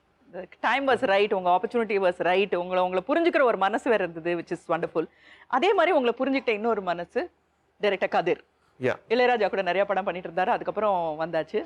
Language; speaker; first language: Tamil; native; Tamil